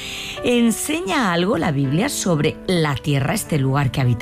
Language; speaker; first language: Spanish; native; Spanish